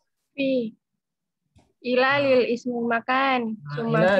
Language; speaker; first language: Arabic; non-native, learner; Indonesian